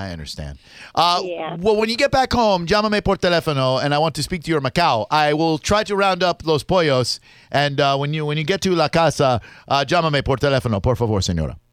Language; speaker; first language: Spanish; non-native, learner; English